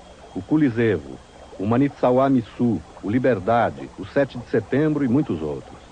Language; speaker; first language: Portuguese; native; Portuguese